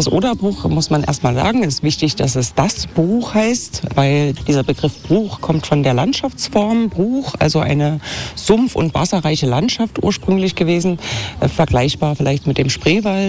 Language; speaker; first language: German; native; German